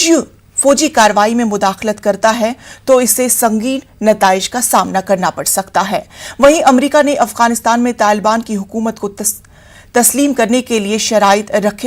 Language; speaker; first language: Hindi; native; Hindi